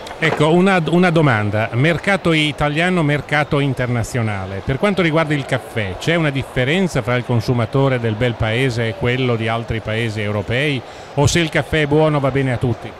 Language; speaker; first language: Italian; native; Italian